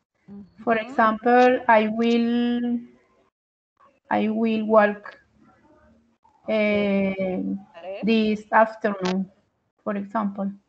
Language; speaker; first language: English; non-native, learner; Spanish